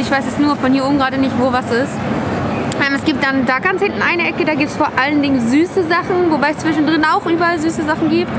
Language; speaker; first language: German; native; German